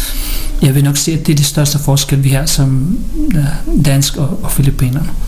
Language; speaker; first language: Danish; early bilingual, other home language; Filipino